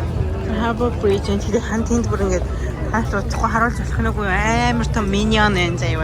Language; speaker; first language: Korean; non-native, learner; Mongolian